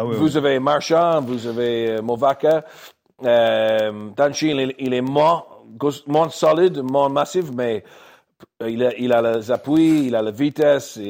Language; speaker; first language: French; non-native, learner; English